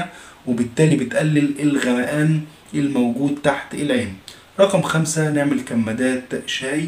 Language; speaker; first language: Arabic; native; Arabic